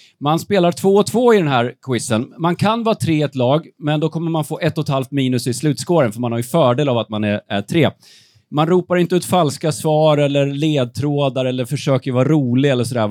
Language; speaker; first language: Swedish; native; Swedish